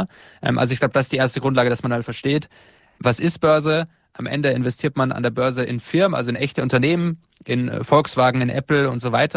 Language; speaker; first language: German; native; German